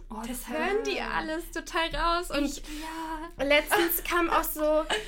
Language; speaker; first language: German; non-native, fluent; Russian